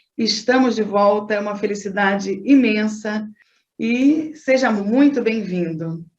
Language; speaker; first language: Portuguese; native; Portuguese